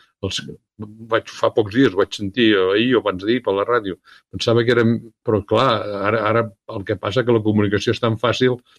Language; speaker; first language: Catalan; native; Catalan